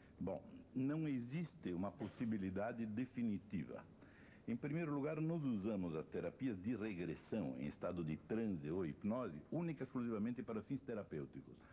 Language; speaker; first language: Portuguese; non-native, fluent; Italian